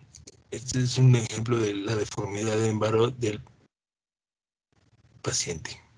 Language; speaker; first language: Spanish; native; Spanish